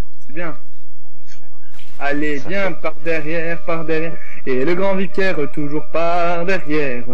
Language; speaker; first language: French; native; French